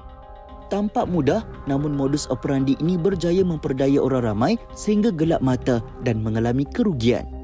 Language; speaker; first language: Malay; native; Malay